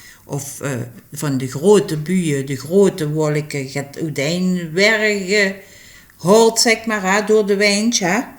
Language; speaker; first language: Dutch; native; Dutch